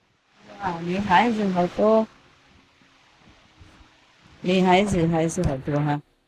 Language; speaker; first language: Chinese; non-native, fluent; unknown